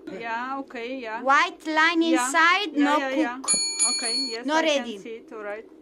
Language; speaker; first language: English; non-native, learner; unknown